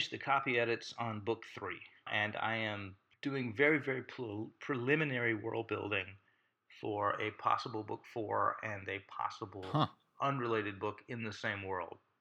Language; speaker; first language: English; native; English